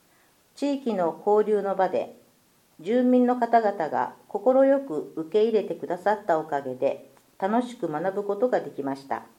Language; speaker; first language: Japanese; native; Japanese